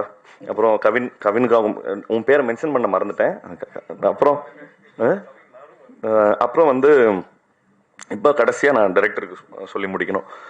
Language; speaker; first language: Tamil; native; Tamil